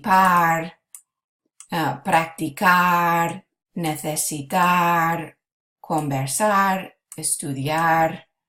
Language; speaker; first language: Spanish; non-native, fluent; English